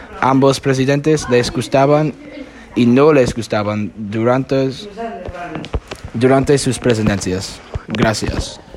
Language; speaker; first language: Spanish; non-native, learner; English